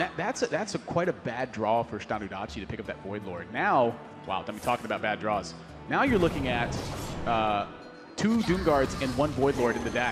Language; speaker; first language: English; native; English